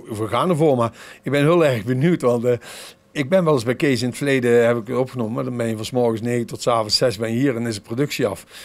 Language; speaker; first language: Dutch; native; Dutch